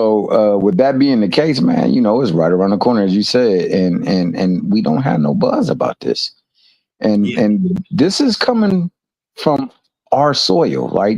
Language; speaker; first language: English; native; English